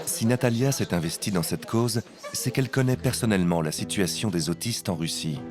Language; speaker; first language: French; native; French